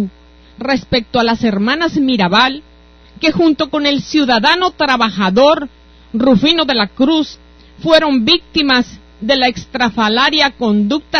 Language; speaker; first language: Spanish; native; Spanish